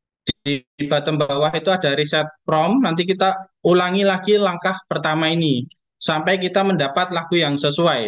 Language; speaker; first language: Indonesian; native; Indonesian